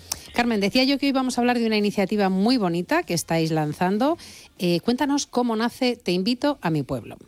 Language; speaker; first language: Spanish; native; Spanish